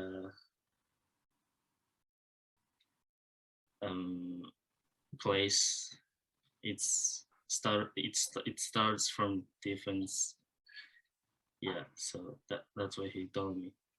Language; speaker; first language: English; non-native, learner; Japanese